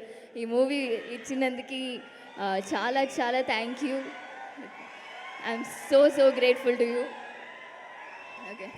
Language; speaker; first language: Telugu; non-native, local second language; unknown